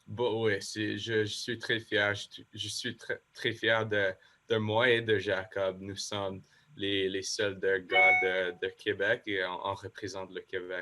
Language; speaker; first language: French; non-native, local second language; English